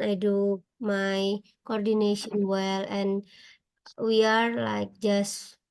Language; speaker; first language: English; non-native, learner; Indonesian